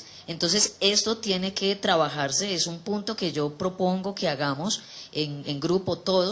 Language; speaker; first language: Spanish; native; Spanish